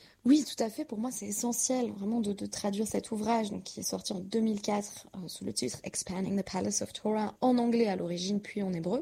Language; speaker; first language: French; native; French